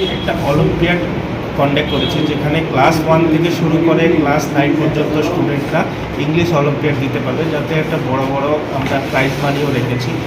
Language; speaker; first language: Bangla; native; Bangla